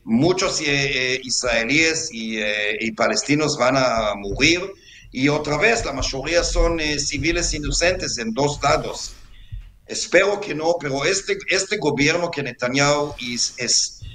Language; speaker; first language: Spanish; non-native, fluent; Hebrew